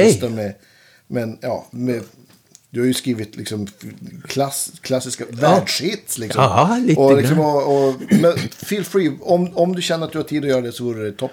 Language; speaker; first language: Swedish; native; Swedish